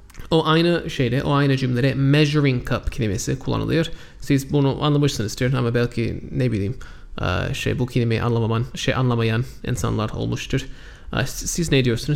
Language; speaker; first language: Turkish; non-native, fluent; English